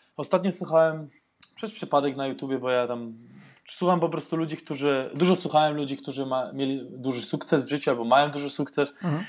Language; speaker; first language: Polish; early bilingual, heritage; Polish